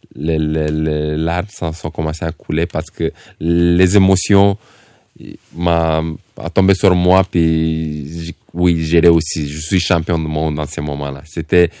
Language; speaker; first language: French; non-native, fluent; Romanian